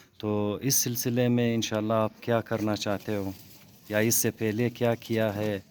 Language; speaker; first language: Urdu; non-native, local second language; Hazaragi